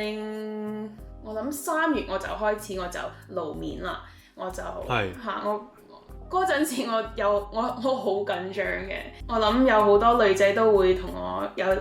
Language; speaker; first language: Cantonese; early bilingual, heritage; Cantonese